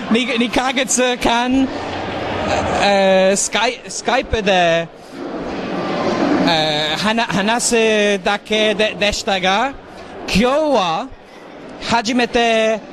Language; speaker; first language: Japanese; non-native, learner; English